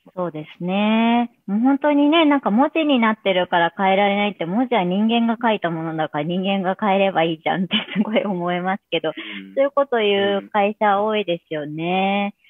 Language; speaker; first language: Japanese; native; Japanese